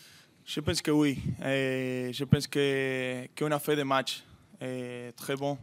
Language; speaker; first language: French; non-native, fluent; Spanish